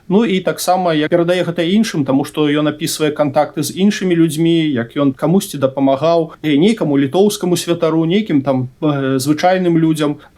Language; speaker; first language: Belarusian; native; Belarusian